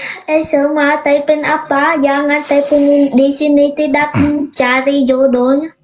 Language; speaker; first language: Indonesian; non-native, learner; Vietnamese